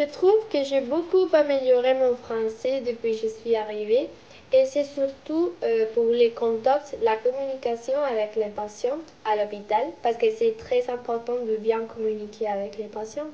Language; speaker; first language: French; non-native, fluent; Spanish